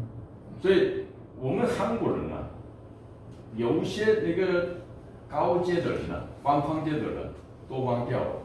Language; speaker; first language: Chinese; non-native, fluent; Korean